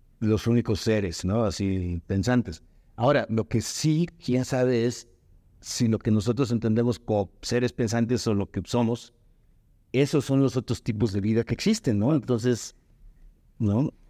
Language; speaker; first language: Spanish; native; Spanish